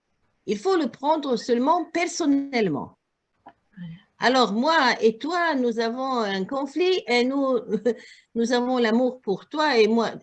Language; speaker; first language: French; non-native, learner; Croatian